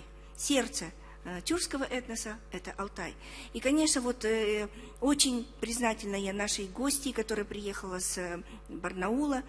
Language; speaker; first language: Russian; native; Russian